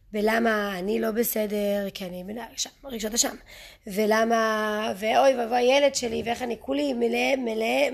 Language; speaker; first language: Hebrew; early bilingual, other home language; English